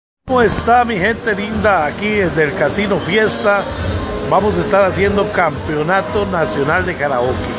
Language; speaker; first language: Spanish; native; Spanish